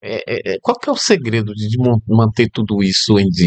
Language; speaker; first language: Portuguese; native; Portuguese